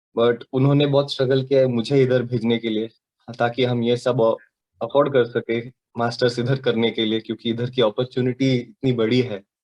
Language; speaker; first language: Hindi; non-native, local second language; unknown